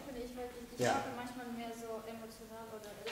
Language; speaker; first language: German; non-native, learner; Armenian